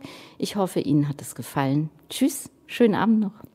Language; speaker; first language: German; native; German